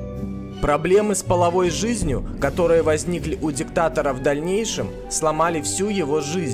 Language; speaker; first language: Russian; native; Russian